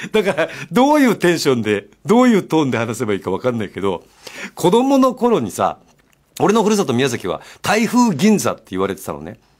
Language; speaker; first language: Japanese; native; Japanese